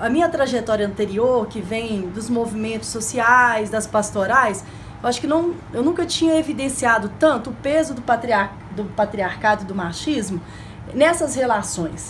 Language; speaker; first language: Portuguese; native; Portuguese